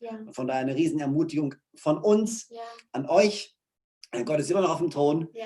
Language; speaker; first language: German; native; German